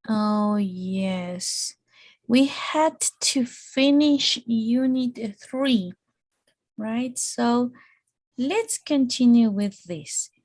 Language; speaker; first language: English; non-native, fluent; Spanish